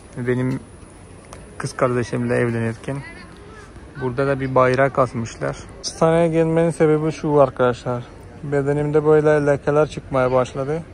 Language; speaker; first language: Turkish; non-native, fluent; Malayalam